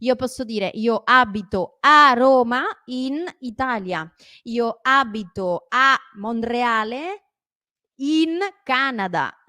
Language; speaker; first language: Italian; non-native, fluent; Spanish